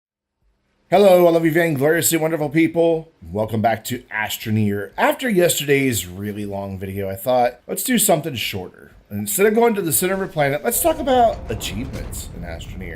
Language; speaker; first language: English; native; English